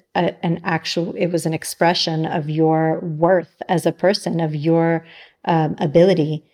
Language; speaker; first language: English; native; English